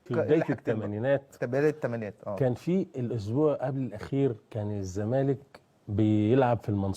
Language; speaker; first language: Arabic; native; Arabic